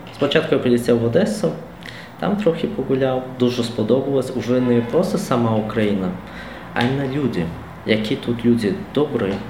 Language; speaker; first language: Ukrainian; non-native, learner; Tajik